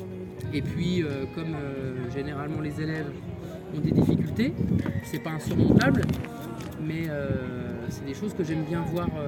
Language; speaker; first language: French; native; French